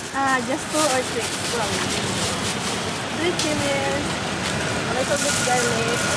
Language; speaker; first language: English; non-native, learner; Thai